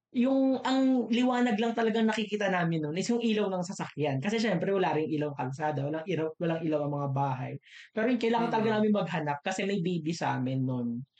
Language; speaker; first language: Filipino; non-native, local second language; Bikol